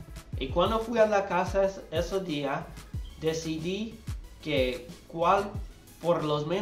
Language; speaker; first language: Spanish; non-native, learner; English